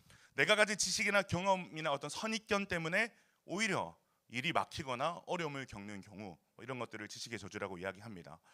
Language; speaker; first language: Korean; native; Korean